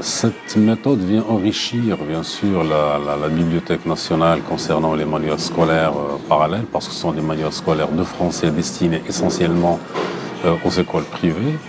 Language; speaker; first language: French; non-native, local second language; Arabic